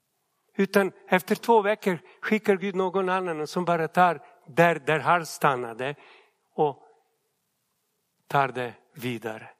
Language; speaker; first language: Swedish; non-native, fluent; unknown